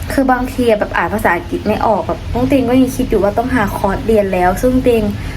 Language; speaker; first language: Thai; native; Thai